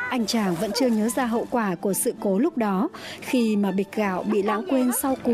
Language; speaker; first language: Vietnamese; native; Vietnamese